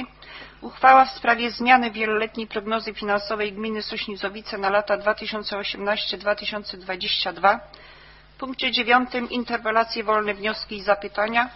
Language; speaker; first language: Polish; native; Polish